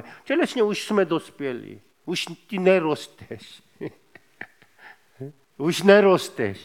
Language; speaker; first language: Czech; non-native, fluent; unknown